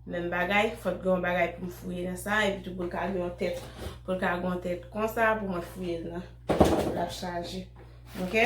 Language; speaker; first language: French; non-native, learner; Haitian Creole